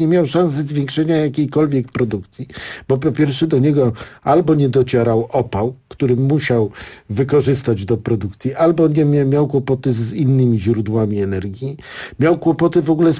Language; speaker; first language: Polish; native; Polish